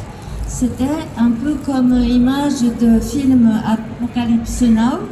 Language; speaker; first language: French; non-native, fluent; Japanese